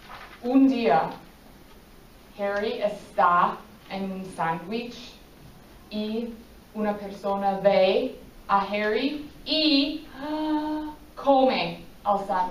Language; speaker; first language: Spanish; non-native, fluent; English